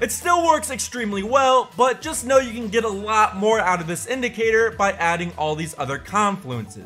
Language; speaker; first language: English; native; English